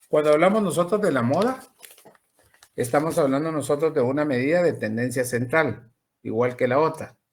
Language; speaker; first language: Spanish; native; Spanish